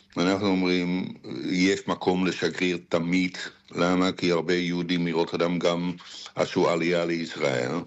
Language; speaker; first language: Hebrew; non-native, fluent; Dutch